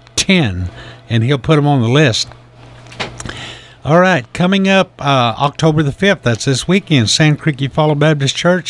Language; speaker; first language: English; native; English